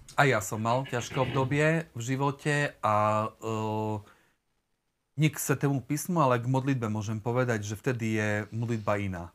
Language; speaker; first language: Slovak; native; Slovak